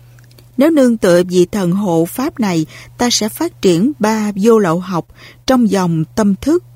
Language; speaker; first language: Vietnamese; native; Vietnamese